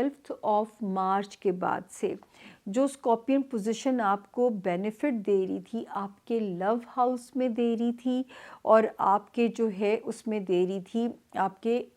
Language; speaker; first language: Urdu; native; Urdu